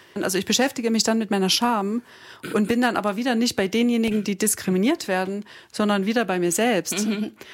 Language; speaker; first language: German; native; German